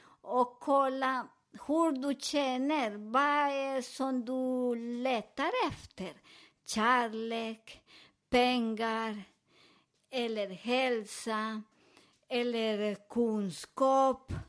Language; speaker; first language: Swedish; non-native, fluent; Spanish